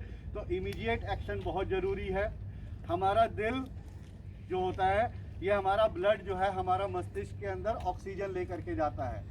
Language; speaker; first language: Hindi; native; Hindi